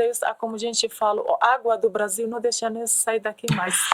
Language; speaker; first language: Portuguese; non-native, learner; Arabic